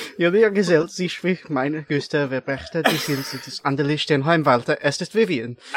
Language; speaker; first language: German; non-native, learner; English